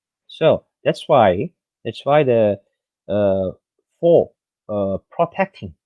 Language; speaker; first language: English; non-native, fluent; French